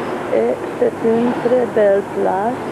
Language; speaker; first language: French; non-native, fluent; Hungarian